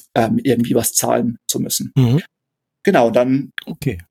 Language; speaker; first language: German; native; German